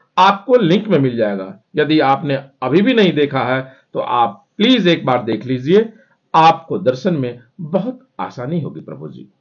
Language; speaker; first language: Hindi; native; Hindi